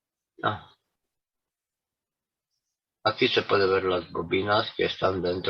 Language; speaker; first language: Spanish; non-native, fluent; Romanian